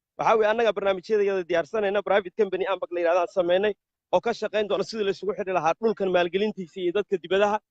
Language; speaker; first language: Somali; native; Somali